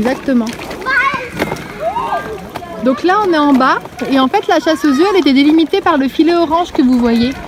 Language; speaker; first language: French; native; French